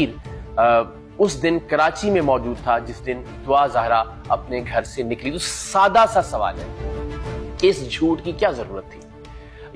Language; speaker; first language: Urdu; native; Urdu